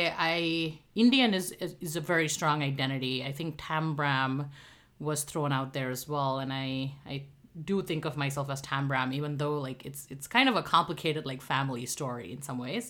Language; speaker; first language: English; non-native, local second language; Tamil